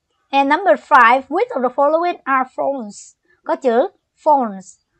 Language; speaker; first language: English; non-native, fluent; Vietnamese